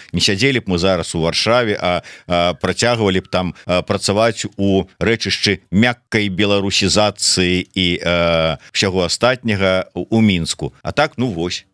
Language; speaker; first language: Belarusian; native; Belarusian